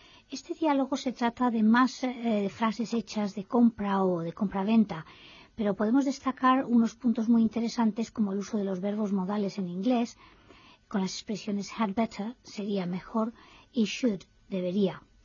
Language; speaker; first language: Spanish; native; Spanish